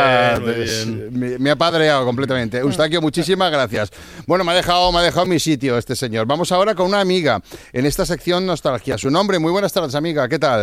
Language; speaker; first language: Spanish; native; Spanish